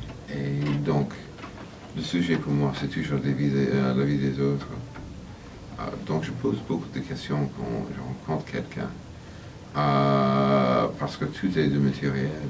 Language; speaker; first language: French; non-native, fluent; English